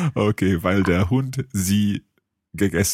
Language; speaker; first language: German; non-native, fluent; English